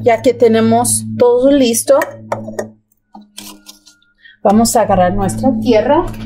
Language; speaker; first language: Spanish; early bilingual, heritage; Spanish